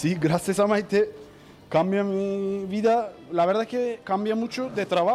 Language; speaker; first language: Spanish; non-native, learner; Turkish